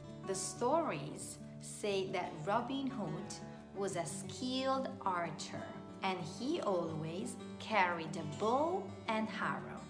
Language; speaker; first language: English; non-native, fluent; Italian